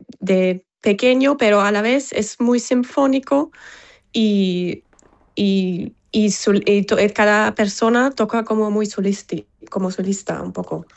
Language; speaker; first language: Spanish; non-native, fluent; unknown